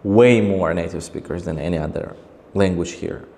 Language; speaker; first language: English; non-native, fluent; Uzbek